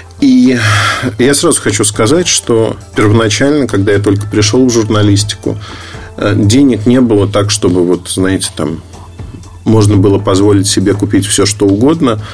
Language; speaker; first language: Russian; native; Russian